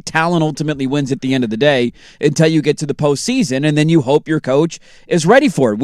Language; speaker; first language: English; native; English